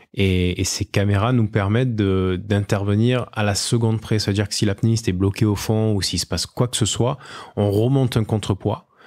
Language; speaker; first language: French; native; French